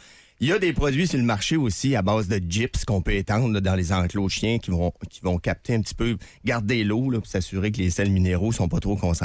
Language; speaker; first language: French; native; French